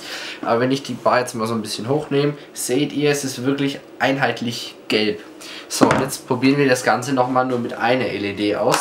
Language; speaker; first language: German; native; German